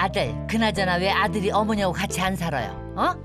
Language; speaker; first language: Korean; native; Korean